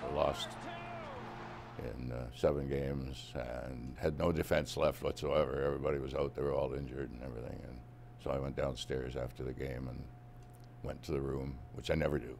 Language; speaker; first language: English; native; English